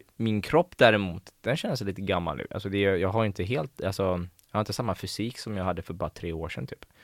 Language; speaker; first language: Swedish; early bilingual, other home language; Persian